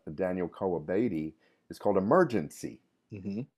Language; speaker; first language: English; native; English